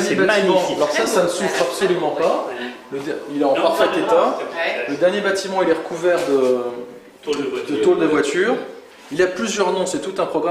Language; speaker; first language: French; native; French